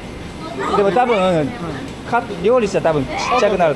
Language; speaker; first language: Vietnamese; non-native, learner; Japanese